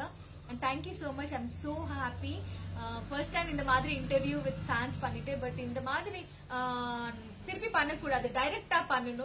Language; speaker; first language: Tamil; non-native, learner; Telugu